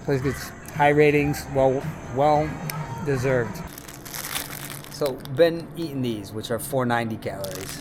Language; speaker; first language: English; native; English